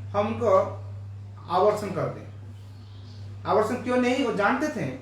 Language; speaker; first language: Hindi; non-native, local second language; Bangla